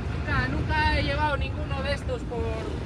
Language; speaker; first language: Spanish; native; Spanish